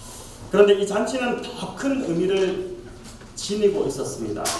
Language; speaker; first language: Korean; native; Korean